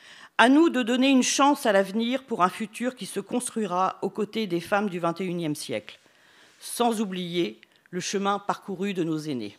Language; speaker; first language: French; native; French